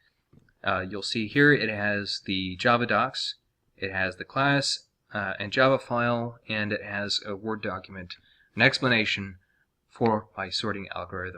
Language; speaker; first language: English; native; English